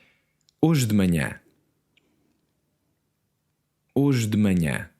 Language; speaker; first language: Portuguese; non-native, learner; English